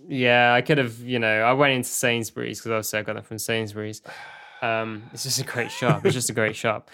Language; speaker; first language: English; native; English